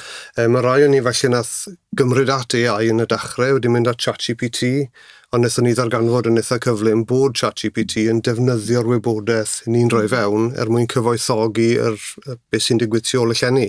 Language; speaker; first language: Welsh; native; Welsh